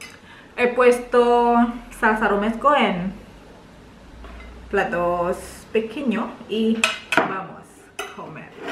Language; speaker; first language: Spanish; non-native, learner; Indonesian